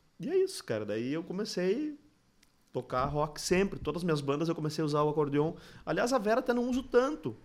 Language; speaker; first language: Portuguese; native; Portuguese